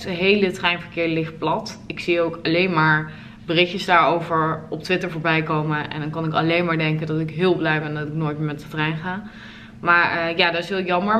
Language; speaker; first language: Dutch; native; Dutch